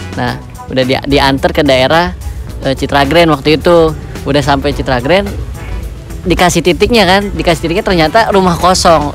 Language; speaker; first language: Indonesian; native; Indonesian